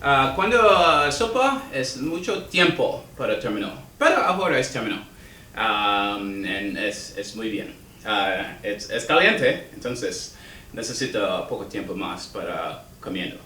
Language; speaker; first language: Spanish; non-native, learner; English